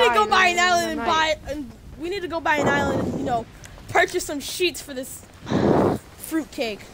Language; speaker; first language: English; native; English